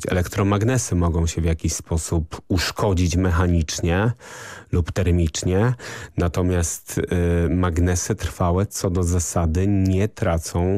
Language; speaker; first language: Polish; native; Polish